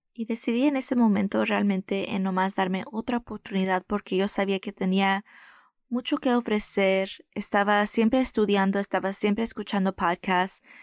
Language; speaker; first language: Spanish; early bilingual, heritage; Spanish